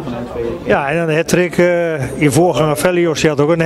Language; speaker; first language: Dutch; native; Dutch